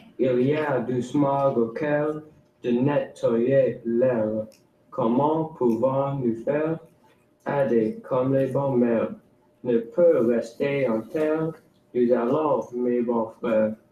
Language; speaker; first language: French; non-native, local second language; English